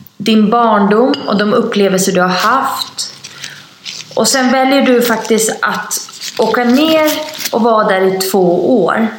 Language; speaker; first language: Swedish; non-native, fluent; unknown